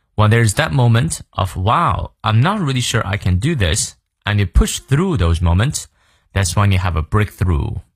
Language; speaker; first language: English; non-native, fluent; Chinese